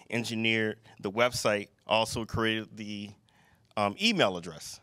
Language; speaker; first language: English; native; English